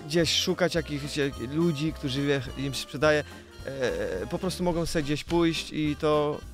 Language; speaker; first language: Polish; early bilingual, other home language; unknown